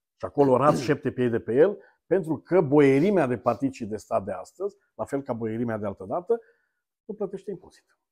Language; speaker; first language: Romanian; native; Romanian